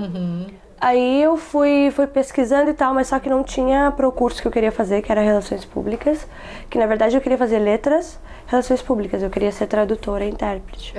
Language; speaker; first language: Portuguese; non-native, local second language; Kabuverdianu